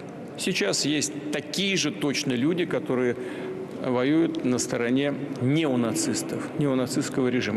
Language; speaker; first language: Russian; native; Russian